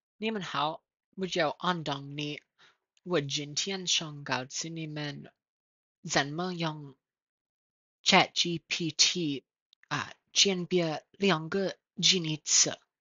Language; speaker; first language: Chinese; non-native, learner; English